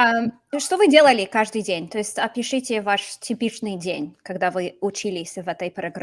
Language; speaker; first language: Russian; non-native, fluent; English